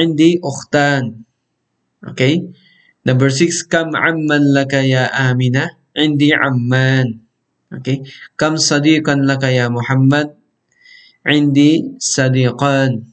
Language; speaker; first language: Arabic; non-native, fluent; Filipino